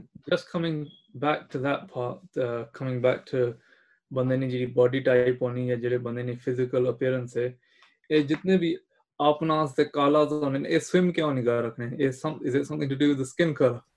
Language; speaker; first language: Punjabi; early bilingual, heritage; Punjabi